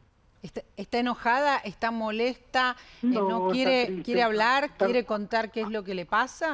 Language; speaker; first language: Spanish; native; Spanish